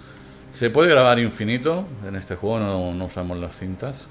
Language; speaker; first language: Spanish; native; Spanish